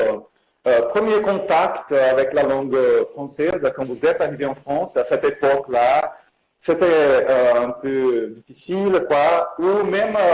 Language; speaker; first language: French; non-native, fluent; Portuguese